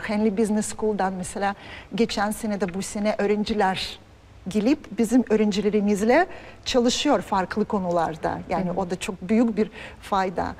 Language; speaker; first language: Turkish; non-native, fluent; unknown